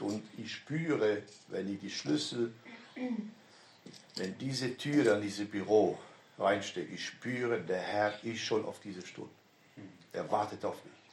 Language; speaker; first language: German; non-native, fluent; Romanian